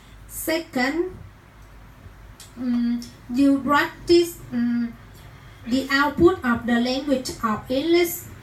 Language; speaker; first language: English; non-native, learner; Vietnamese